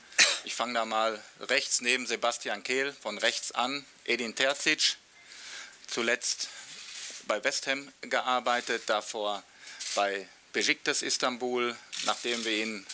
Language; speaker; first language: German; native; German